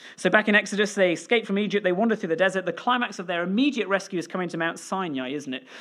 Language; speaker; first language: English; native; English